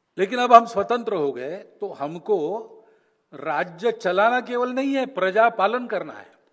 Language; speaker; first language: Hindi; non-native, local second language; Malayalam